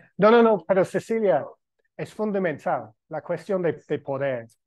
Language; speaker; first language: Spanish; non-native, fluent; English